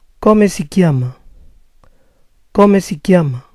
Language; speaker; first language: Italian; non-native, learner; Spanish